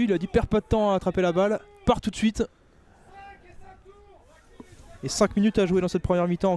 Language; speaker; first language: French; native; French